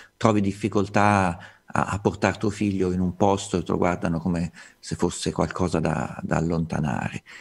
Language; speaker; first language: Italian; native; Italian